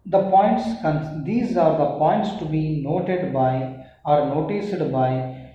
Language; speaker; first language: English; non-native, local second language; Kannada